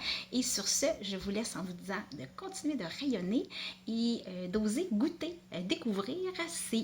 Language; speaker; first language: French; native; French